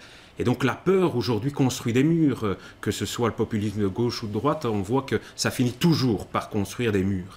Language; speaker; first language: French; native; French